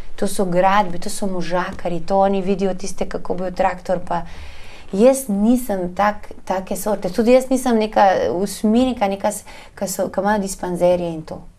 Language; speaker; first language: Slovenian; native; Slovenian